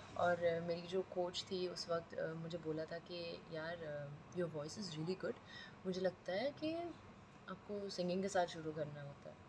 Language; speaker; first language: Hindi; non-native, fluent; Persian